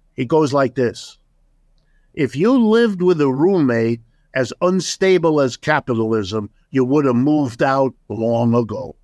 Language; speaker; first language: English; early bilingual, other home language; German